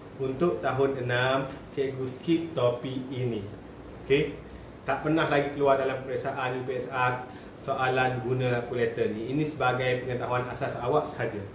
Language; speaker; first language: Malay; native; Malay